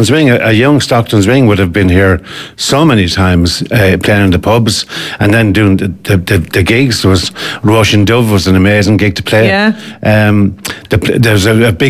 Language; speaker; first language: English; native; English